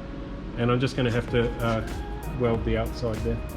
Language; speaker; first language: English; native; English